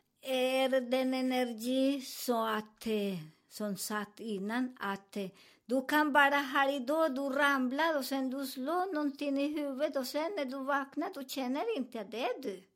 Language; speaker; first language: Swedish; non-native, learner; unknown